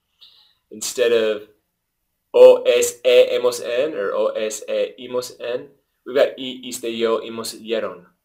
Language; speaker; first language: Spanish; non-native, fluent; English